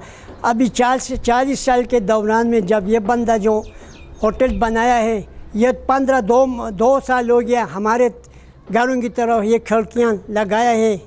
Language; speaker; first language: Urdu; non-native, local second language; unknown